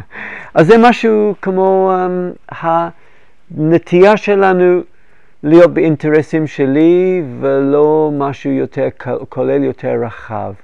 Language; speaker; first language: Hebrew; non-native, fluent; English